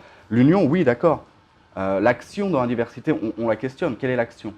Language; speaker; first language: French; native; French